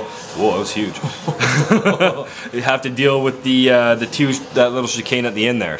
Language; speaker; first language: English; native; English